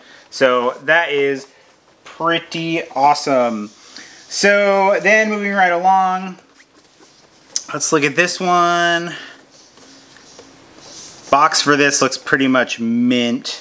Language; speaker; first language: English; native; English